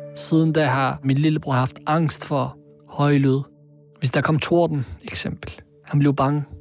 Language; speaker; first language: Danish; early bilingual, other home language; Arabic